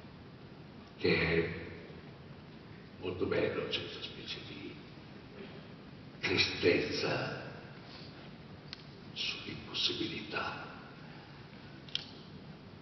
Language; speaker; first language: Italian; native; Italian